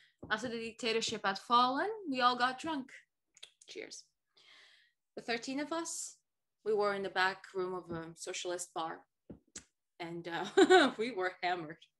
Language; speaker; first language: English; non-native, fluent; Portuguese